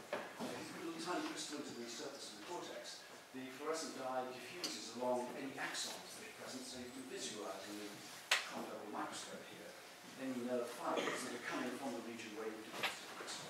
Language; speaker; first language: English; native; English